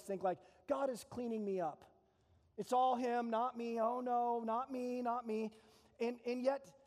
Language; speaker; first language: English; native; English